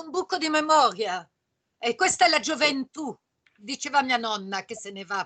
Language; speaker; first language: Italian; non-native, fluent; French